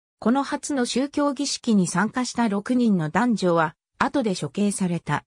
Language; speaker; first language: Japanese; native; Japanese